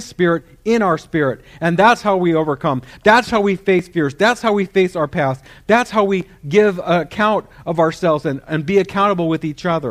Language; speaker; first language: English; native; English